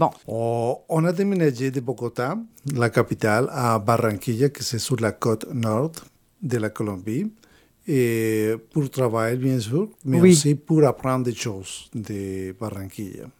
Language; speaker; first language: French; non-native, learner; Spanish